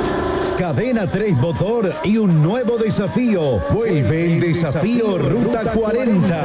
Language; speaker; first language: Spanish; native; Spanish